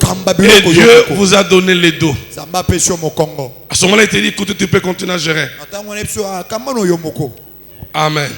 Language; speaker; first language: French; non-native, local second language; Lingala